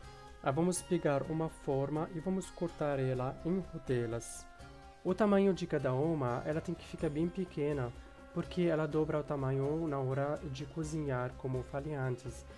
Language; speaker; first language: Portuguese; non-native, fluent; Arabic